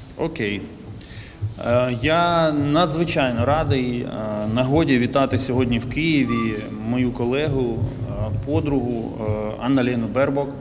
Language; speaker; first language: Ukrainian; native; Ukrainian